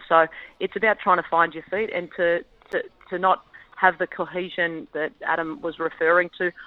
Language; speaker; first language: English; native; English